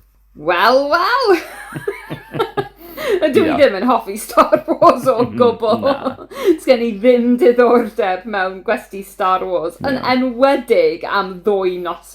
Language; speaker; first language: Welsh; non-native, learner; English